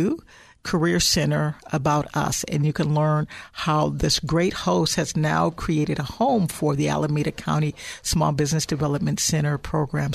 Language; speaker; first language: English; native; English